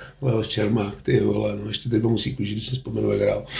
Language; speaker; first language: Czech; native; Czech